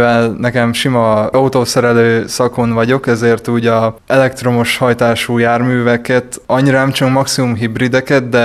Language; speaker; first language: Hungarian; native; Hungarian